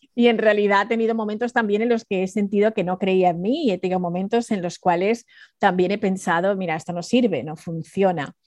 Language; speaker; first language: Spanish; early bilingual, other home language; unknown